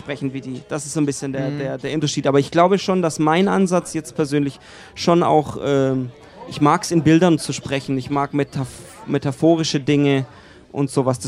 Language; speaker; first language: German; native; German